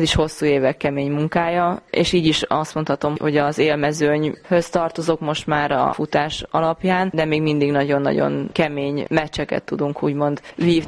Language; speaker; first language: Hungarian; native; Hungarian